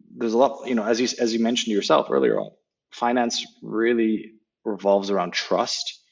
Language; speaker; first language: English; non-native, fluent; German